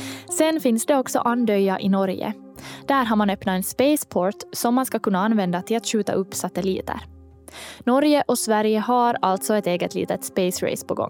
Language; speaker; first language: Swedish; native; Swedish